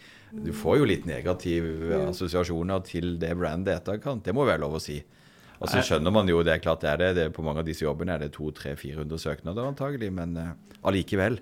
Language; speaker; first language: Norwegian; native; Norwegian